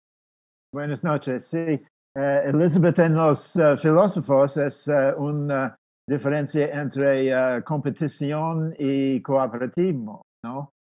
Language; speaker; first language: Spanish; non-native, fluent; English